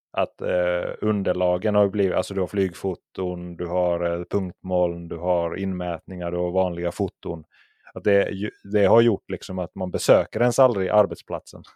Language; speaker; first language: Swedish; native; Swedish